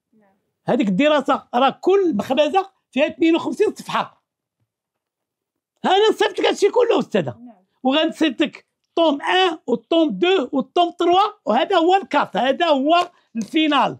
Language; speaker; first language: Arabic; native; Arabic